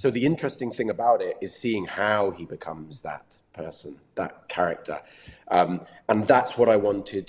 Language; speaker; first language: English; native; English